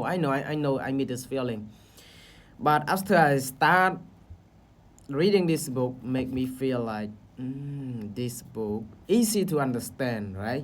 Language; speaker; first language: English; non-native, learner; Khmer